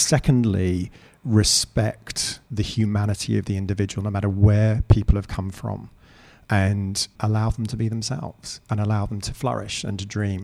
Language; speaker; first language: English; native; English